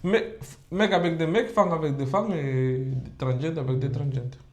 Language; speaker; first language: French; non-native, fluent; Spanish